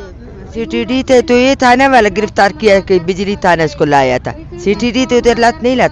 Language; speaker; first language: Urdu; non-native, local second language; Baluchi